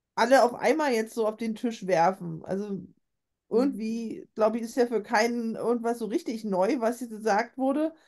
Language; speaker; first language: German; native; German